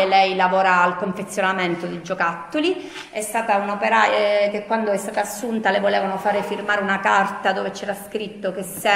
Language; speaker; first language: Italian; native; Italian